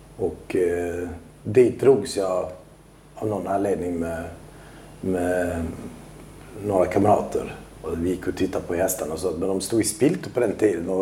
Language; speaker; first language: Swedish; early bilingual, other home language; Albanian